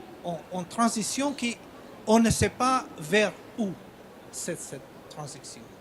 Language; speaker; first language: French; non-native, fluent; Albanian